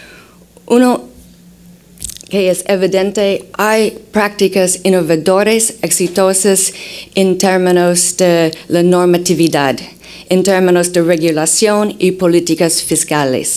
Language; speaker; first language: Spanish; non-native, fluent; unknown